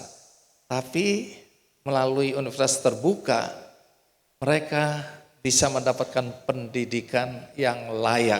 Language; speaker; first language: Indonesian; native; Indonesian